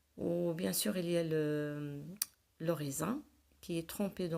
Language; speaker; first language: French; non-native, local second language; Arabic